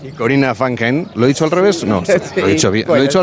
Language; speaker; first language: Spanish; native; Spanish